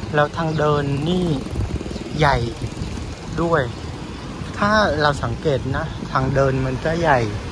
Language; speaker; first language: Thai; non-native, fluent; Vietnamese